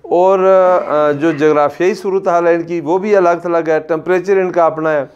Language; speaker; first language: Urdu; non-native, local second language; Punjabi